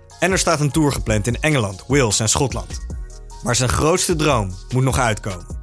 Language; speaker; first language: Dutch; native; Dutch